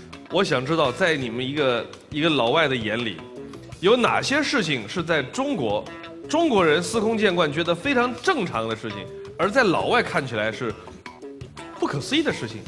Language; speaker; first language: Chinese; native; Chinese